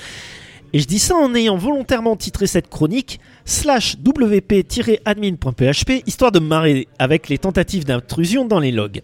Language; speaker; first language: French; native; French